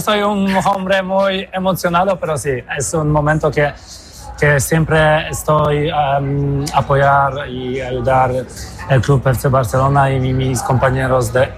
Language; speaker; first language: Spanish; non-native, fluent; Polish